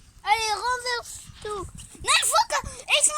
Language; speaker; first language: French; native; French